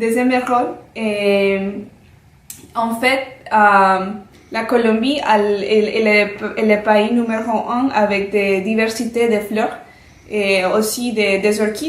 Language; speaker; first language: French; non-native, fluent; Spanish